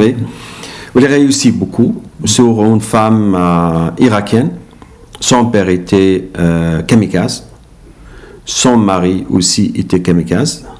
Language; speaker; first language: French; non-native, learner; Arabic